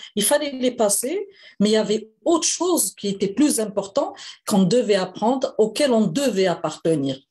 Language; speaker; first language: French; non-native, local second language; Arabic